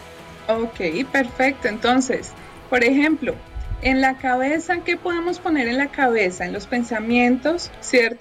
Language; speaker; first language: Spanish; native; Spanish